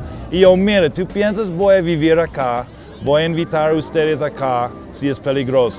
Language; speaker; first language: Spanish; non-native, fluent; English